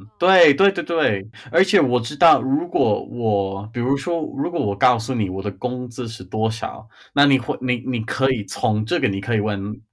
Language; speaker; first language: Chinese; non-native, fluent; English